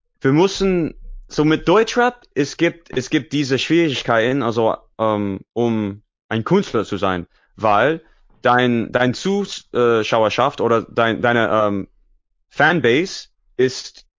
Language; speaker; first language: German; non-native, learner; English